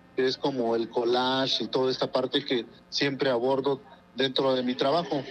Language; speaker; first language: Spanish; non-native, local second language; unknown